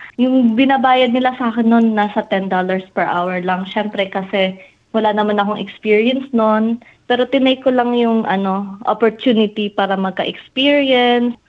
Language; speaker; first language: Filipino; native; Filipino